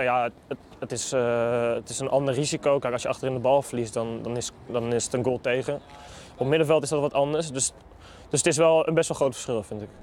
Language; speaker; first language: Dutch; native; Dutch